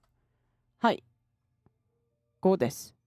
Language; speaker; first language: Japanese; non-native, learner; English